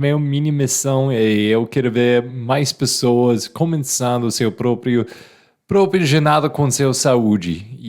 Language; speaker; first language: Portuguese; non-native, fluent; English